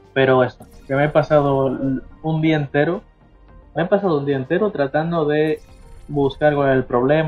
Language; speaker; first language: Spanish; native; Spanish